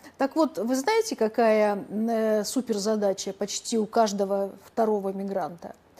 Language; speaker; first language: Russian; native; Russian